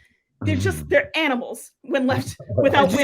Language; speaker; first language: English; native; English